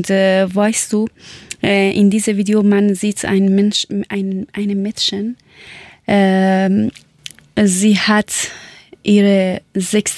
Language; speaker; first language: German; non-native, learner; Persian